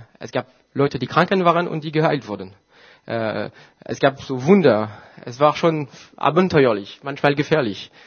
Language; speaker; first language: German; non-native, fluent; French